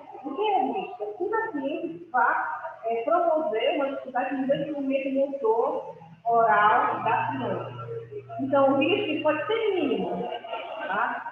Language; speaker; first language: Portuguese; native; Portuguese